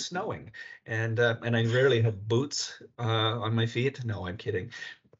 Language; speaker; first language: English; native; English